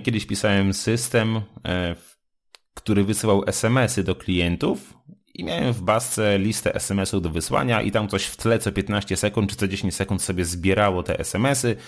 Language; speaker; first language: Polish; native; Polish